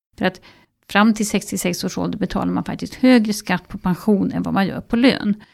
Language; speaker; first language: Swedish; native; Swedish